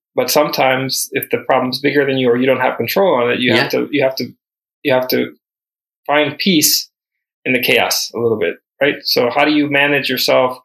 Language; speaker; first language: English; early bilingual, other home language; Spanish